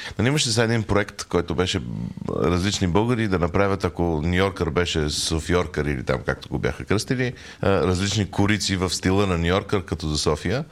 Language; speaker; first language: Bulgarian; native; Bulgarian